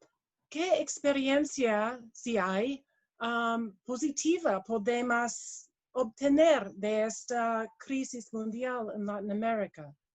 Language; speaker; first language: Spanish; non-native, learner; English